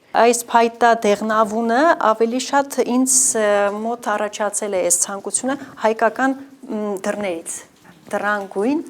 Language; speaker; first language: Armenian; native; Armenian